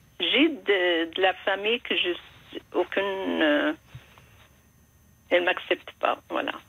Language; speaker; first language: French; non-native, fluent; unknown